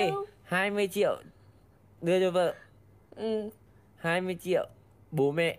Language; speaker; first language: Vietnamese; native; Vietnamese